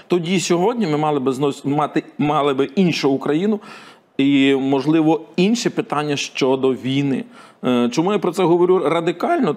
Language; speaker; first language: Ukrainian; native; Ukrainian